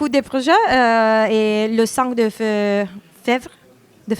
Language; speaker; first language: French; non-native, learner; Italian